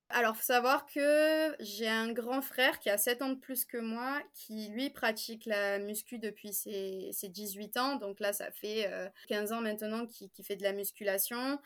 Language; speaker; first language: French; native; French